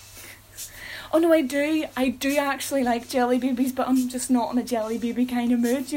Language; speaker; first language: English; native; English